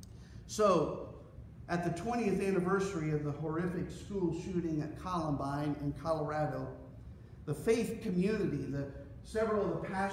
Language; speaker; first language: English; native; English